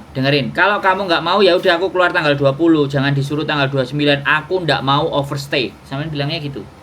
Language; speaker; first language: Indonesian; non-native, local second language; Javanese